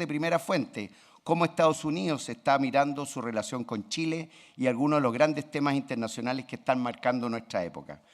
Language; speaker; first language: Spanish; native; Spanish